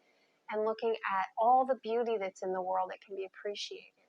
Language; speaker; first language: English; native; English